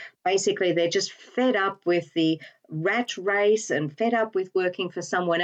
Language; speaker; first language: English; native; English